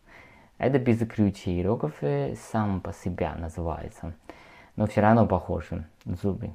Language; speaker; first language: Russian; non-native, learner; Chinese